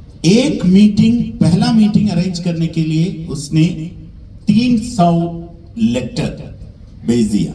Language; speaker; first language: Hindi; non-native, learner; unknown